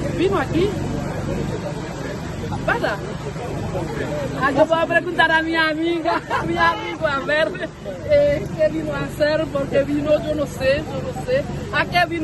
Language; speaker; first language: Spanish; non-native, fluent; Haitian Creole